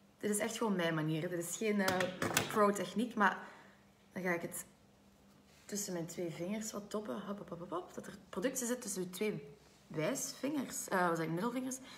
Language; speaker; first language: Dutch; native; Dutch